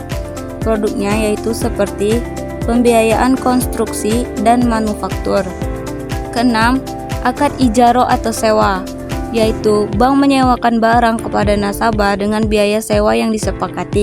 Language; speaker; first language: Indonesian; native; Indonesian